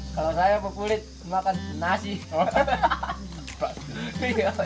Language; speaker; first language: Indonesian; non-native, local second language; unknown